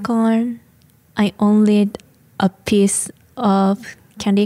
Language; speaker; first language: English; non-native, learner; Japanese